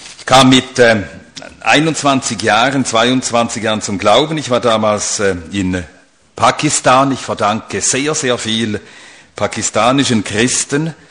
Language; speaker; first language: German; early bilingual, other home language; Swedish